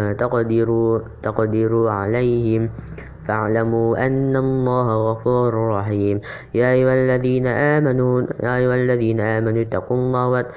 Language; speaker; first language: Arabic; non-native, learner; Indonesian